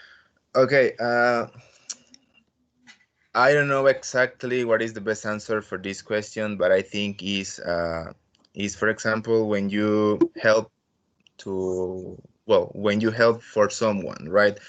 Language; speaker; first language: English; non-native, learner; Spanish